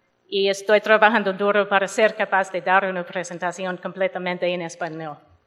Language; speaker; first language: Spanish; non-native, learner; English